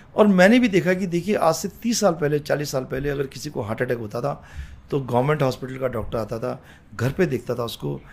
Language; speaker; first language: Hindi; native; Hindi